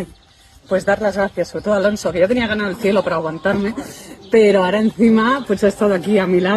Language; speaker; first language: Spanish; native; Spanish